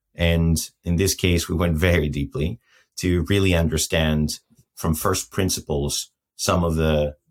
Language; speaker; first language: English; non-native, fluent; Greek